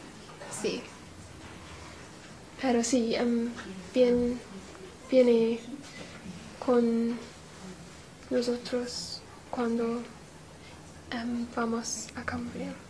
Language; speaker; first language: Spanish; non-native, learner; English